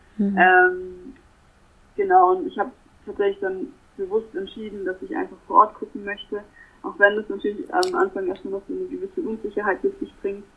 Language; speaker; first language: German; native; German